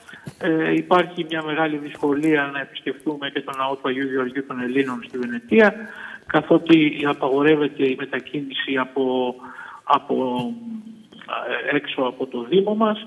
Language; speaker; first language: Greek; native; Greek